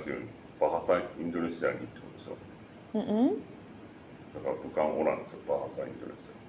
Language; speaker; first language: Indonesian; non-native, learner; Japanese